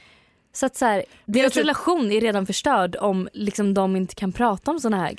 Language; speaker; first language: Swedish; native; Swedish